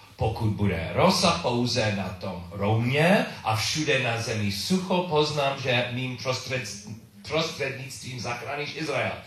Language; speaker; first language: Czech; non-native, learner; English